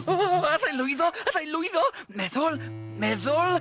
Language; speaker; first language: Welsh; native; Welsh